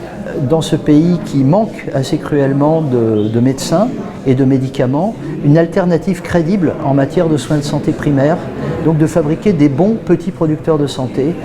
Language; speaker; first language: French; native; French